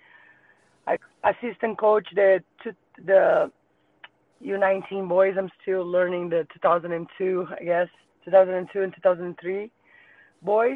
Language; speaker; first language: English; non-native, fluent; Portuguese